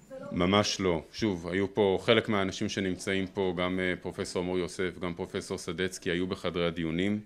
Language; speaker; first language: Hebrew; native; Hebrew